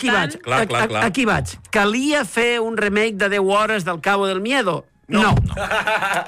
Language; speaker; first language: Catalan; native; Catalan